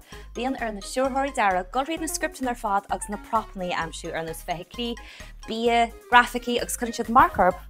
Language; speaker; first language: Irish; native; Irish